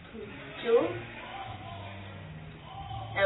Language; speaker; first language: Spanish; non-native, learner; English